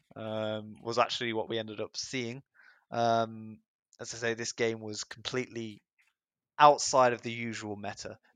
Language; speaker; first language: English; native; English